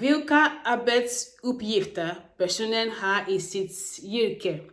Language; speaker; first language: Swedish; non-native, learner; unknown